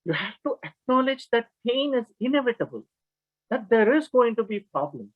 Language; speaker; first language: English; non-native, local second language; Kannada